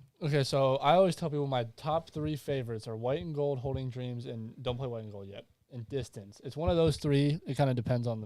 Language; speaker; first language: English; native; English